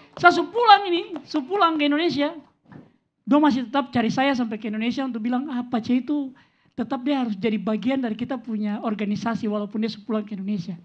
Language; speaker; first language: Indonesian; native; Indonesian